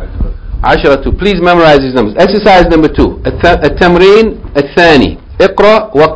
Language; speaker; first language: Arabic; non-native, fluent; English